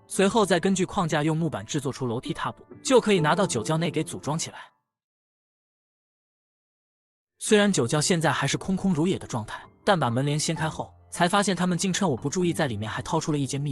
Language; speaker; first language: Chinese; native; Chinese